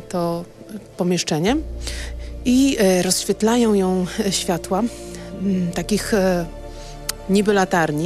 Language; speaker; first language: Polish; native; Polish